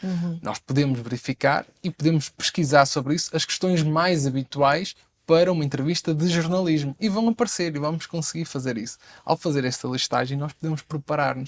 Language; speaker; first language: Portuguese; native; Portuguese